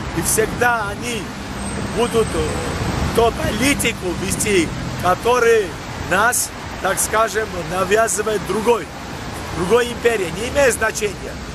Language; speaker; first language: Russian; non-native, local second language; Georgian